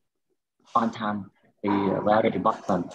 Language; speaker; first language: English; non-native, learner; Vietnamese